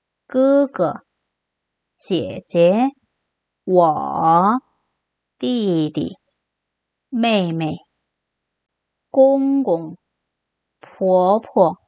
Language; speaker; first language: Chinese; non-native, fluent; Korean